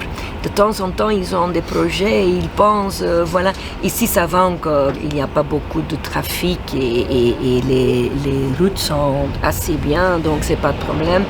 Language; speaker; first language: French; non-native, fluent; Swedish